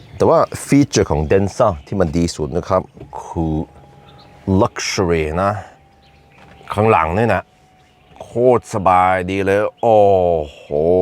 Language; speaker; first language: Thai; non-native, fluent; Norwegian